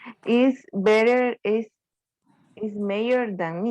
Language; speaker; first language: English; non-native, learner; Spanish